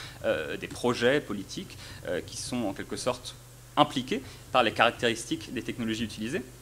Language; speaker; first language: French; native; French